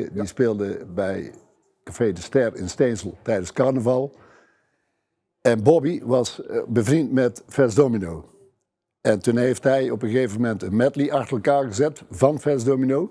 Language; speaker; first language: Dutch; native; Dutch